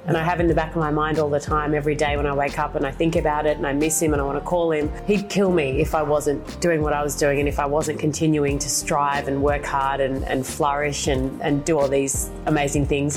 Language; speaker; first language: English; early bilingual, other home language; Indonesian